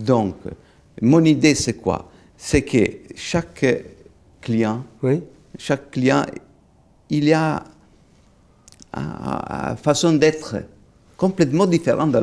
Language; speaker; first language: French; non-native, fluent; Italian